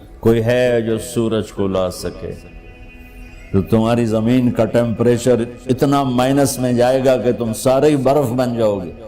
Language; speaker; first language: Urdu; non-native, local second language; Punjabi